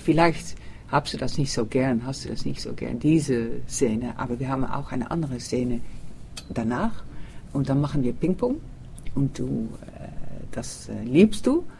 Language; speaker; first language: German; non-native, learner; Dutch